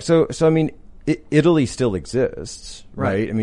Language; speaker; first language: English; native; English